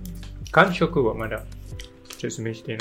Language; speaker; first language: Japanese; non-native, learner; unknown